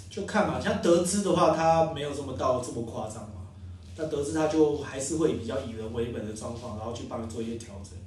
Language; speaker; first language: Chinese; native; Chinese